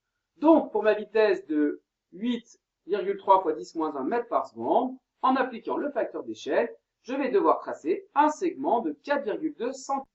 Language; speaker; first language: French; native; French